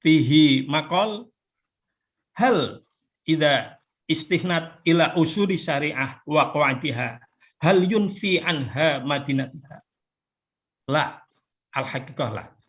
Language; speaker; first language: Arabic; non-native, fluent; Indonesian